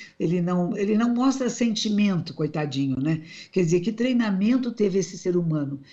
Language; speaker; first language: Portuguese; native; Portuguese